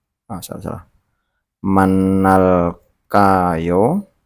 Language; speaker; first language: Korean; non-native, learner; Indonesian